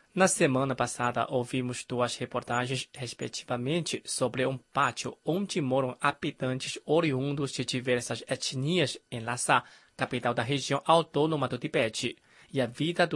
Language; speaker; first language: Portuguese; non-native, fluent; Chinese